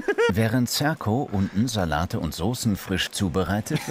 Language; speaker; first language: German; native; German